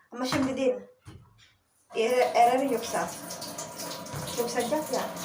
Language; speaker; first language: Turkish; non-native, learner; Filipino